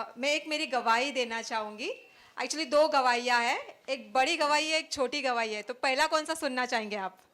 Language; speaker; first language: Hindi; non-native, local second language; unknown